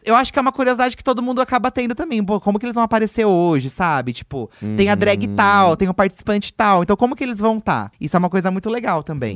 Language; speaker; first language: Portuguese; native; Portuguese